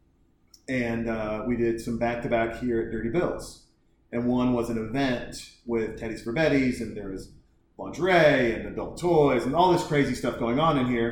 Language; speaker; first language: English; native; English